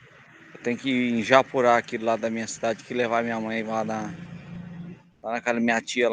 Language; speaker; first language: Portuguese; native; Portuguese